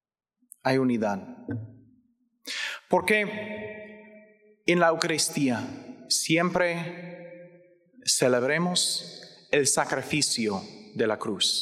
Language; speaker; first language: Spanish; non-native, learner; English